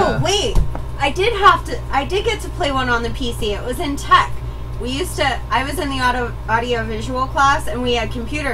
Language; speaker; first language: English; native; English